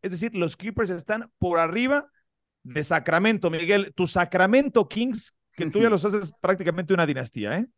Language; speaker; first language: Spanish; native; Spanish